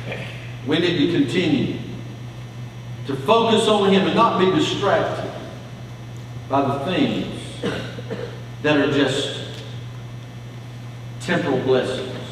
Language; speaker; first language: English; native; English